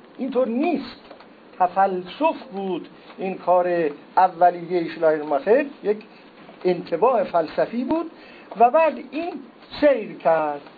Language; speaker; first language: Persian; non-native, local second language; Azerbaijani